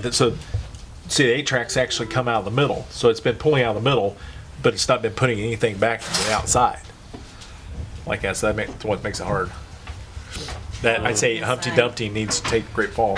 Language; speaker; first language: English; native; English